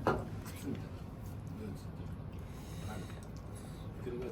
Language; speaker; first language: Japanese; native; Japanese